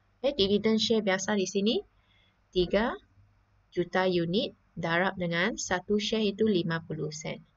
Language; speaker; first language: Malay; non-native, local second language; Chinese